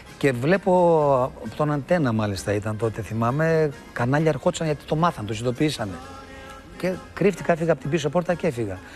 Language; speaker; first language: Greek; early bilingual, heritage; Greek